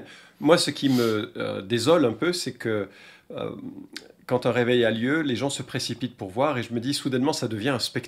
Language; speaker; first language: French; native; French